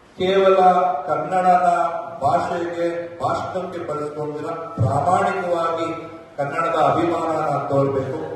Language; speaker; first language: Kannada; native; Kannada